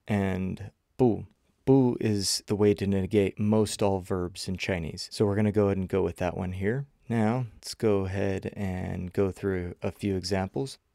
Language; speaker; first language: English; native; English